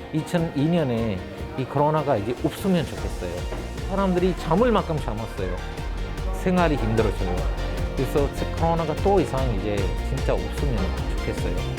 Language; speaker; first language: Korean; non-native, fluent; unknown